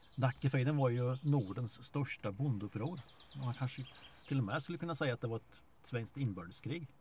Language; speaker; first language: Swedish; native; Swedish